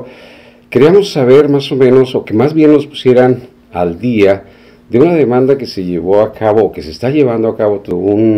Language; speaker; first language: Spanish; native; Spanish